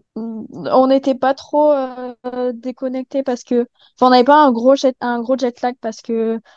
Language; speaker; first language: French; native; French